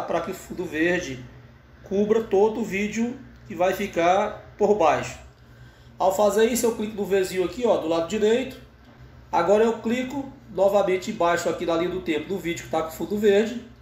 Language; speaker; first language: Portuguese; native; Portuguese